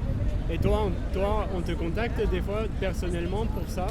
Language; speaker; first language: French; native; French